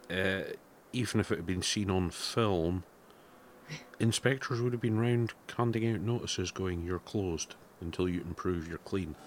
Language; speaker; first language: English; native; English